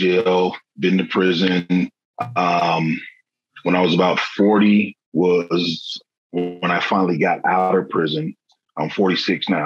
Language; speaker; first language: English; native; English